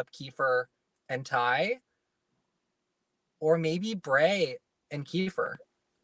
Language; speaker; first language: English; native; English